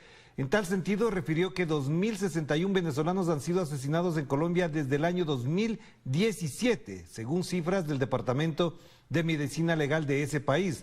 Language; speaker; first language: Spanish; native; Spanish